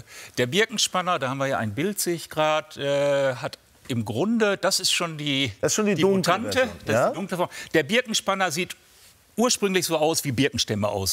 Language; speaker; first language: German; native; German